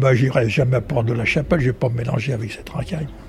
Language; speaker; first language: French; native; French